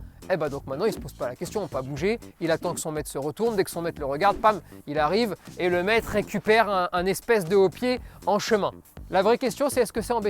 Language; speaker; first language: French; native; French